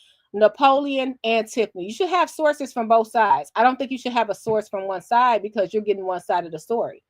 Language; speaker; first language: English; native; English